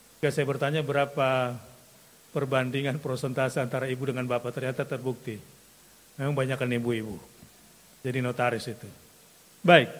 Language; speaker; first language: Indonesian; native; Indonesian